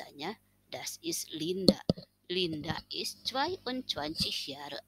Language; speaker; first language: German; non-native, fluent; Indonesian